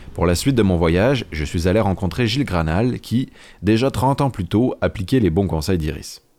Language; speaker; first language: French; native; French